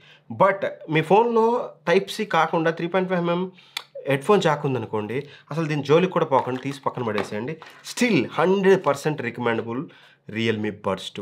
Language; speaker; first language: Telugu; native; Telugu